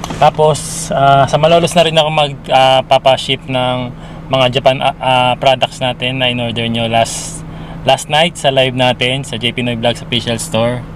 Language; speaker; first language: Filipino; native; Filipino